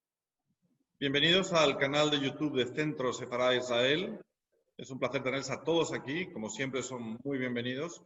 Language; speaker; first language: Spanish; native; Spanish